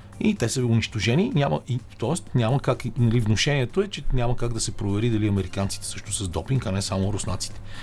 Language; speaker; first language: Bulgarian; native; Bulgarian